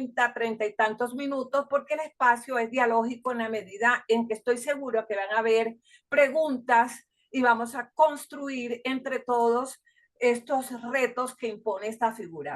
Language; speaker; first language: Spanish; native; Spanish